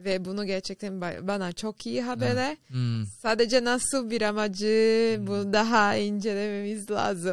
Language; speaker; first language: Turkish; non-native, learner; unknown